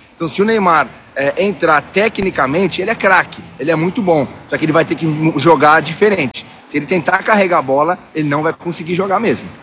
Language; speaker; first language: Portuguese; native; Portuguese